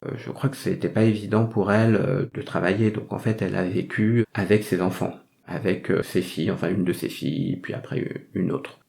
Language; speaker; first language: French; early bilingual, other home language; Vietnamese